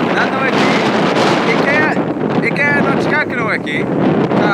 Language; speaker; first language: Japanese; non-native, fluent; English